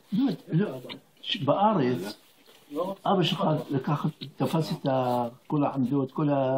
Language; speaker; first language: Hebrew; non-native, fluent; Arabic